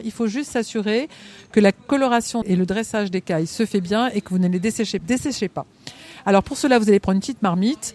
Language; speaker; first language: French; native; French